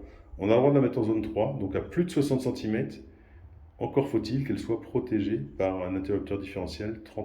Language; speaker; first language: French; native; French